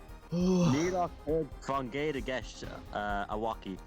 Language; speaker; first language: Irish; non-native, local second language; English